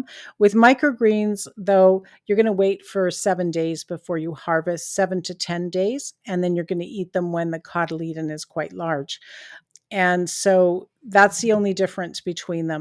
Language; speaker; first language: English; native; English